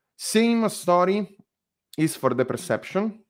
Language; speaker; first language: English; non-native, learner; Italian